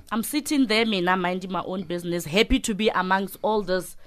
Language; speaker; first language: English; non-native, local second language; Southern Sotho